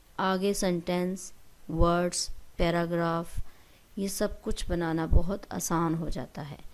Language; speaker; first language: Urdu; native; Urdu